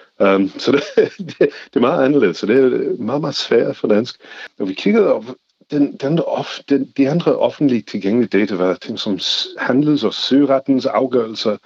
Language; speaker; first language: Danish; non-native, fluent; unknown